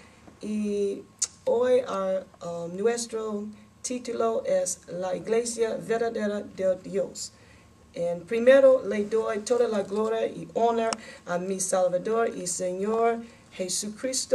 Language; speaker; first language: Spanish; non-native, learner; English